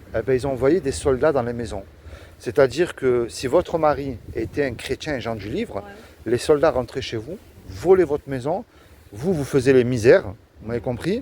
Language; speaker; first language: French; native; French